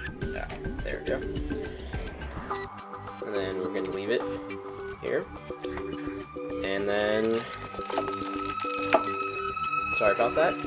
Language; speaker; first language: English; native; English